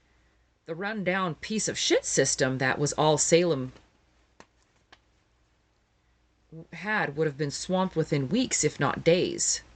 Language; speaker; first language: English; native; English